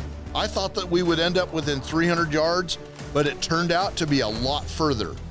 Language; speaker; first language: English; native; English